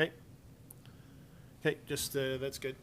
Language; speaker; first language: English; native; English